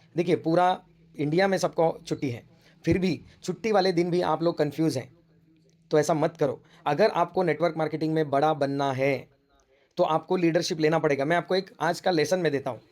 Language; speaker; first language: Hindi; non-native, local second language; Marathi